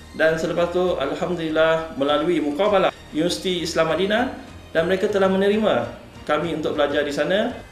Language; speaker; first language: Malay; non-native, local second language; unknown